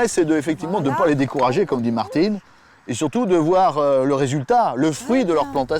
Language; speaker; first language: French; native; French